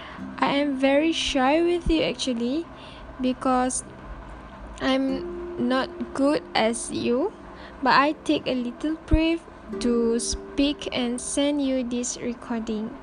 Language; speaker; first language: English; non-native, learner; Malay